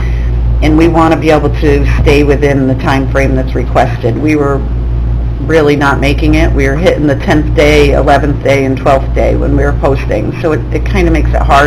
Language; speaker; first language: English; native; English